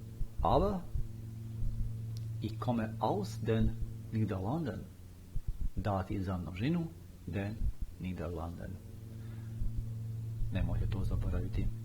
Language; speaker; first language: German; non-native, fluent; Bosnian